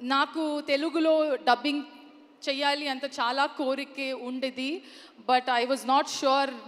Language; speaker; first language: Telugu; non-native, learner; Kannada